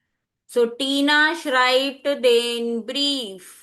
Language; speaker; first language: German; non-native, learner; Hindi